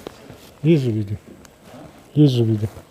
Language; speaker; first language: Russian; non-native, local second language; Kazakh